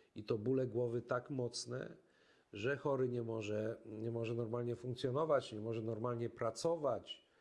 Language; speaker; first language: Polish; native; Polish